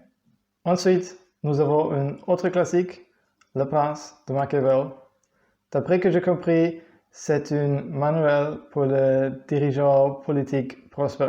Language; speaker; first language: French; non-native, learner; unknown